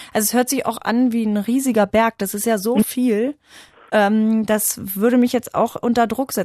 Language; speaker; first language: German; native; German